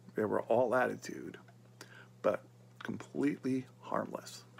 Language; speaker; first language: English; native; English